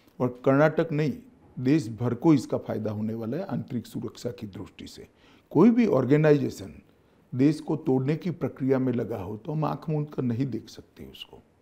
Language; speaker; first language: Hindi; non-native, local second language; Gujarati